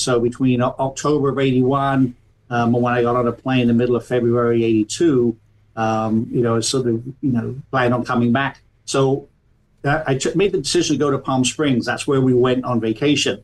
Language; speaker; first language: English; native; English